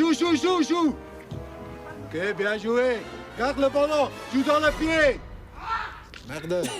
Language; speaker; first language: French; non-native, local second language; Dutch